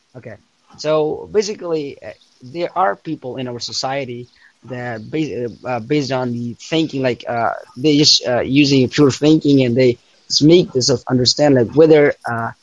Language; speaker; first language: English; non-native, fluent; Persian